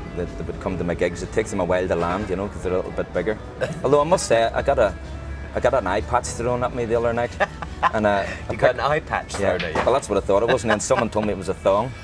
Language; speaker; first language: English; native; English